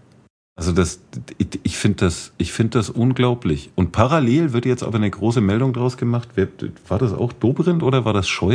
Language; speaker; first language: German; native; German